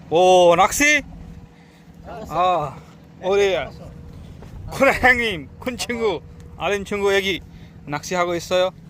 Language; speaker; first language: Korean; non-native, learner; Nepali